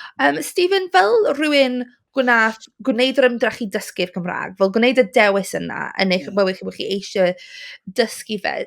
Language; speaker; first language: Welsh; non-native, local second language; English